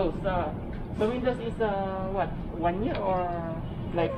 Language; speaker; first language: English; non-native, local second language; Filipino